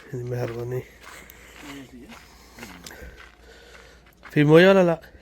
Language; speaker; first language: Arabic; non-native, learner; Urdu